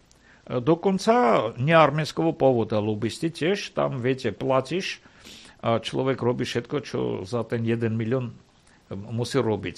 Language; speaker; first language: Slovak; non-native, fluent; Armenian